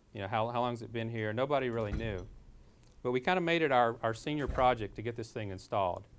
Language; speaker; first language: English; native; English